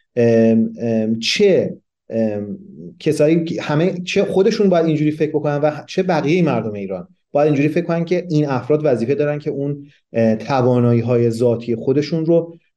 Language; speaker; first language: Persian; non-native, local second language; Kurdish